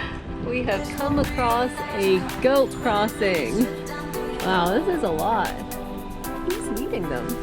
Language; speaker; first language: English; native; English